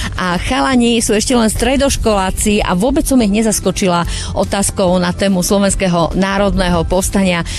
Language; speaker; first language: Slovak; native; Slovak